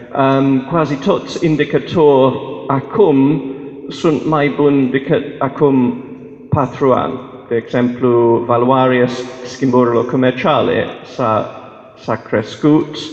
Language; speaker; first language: Romanian; non-native, fluent; English